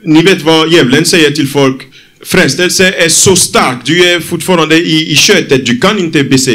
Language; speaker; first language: Swedish; non-native, fluent; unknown